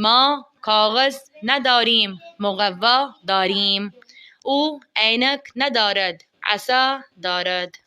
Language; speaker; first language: Persian; non-native, fluent; Urdu